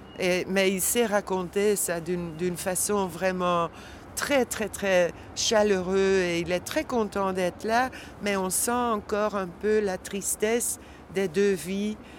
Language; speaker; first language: French; non-native, local second language; Dutch